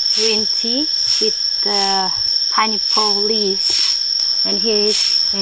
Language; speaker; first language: English; non-native, learner; Vietnamese